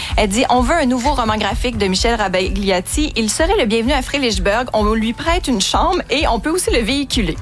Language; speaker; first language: French; native; French